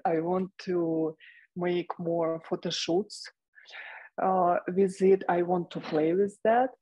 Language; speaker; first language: English; non-native, fluent; Russian